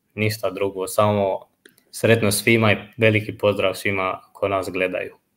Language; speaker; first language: Croatian; non-native, fluent; Albanian